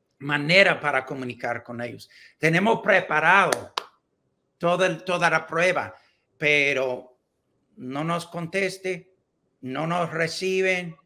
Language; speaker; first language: Spanish; non-native, learner; English